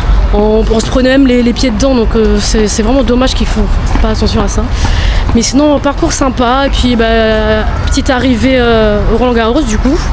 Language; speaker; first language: French; native; French